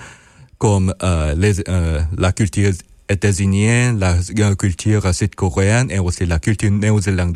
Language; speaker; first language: French; non-native, fluent; Korean